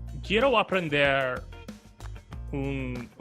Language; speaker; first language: Spanish; non-native, learner; English